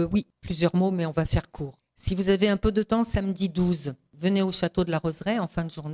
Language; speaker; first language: French; native; French